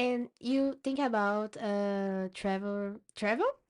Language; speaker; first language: English; non-native, learner; Portuguese